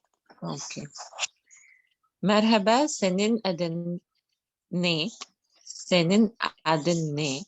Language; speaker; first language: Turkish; non-native, learner; Urdu